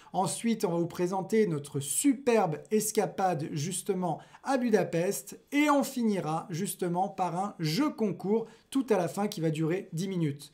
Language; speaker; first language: French; native; French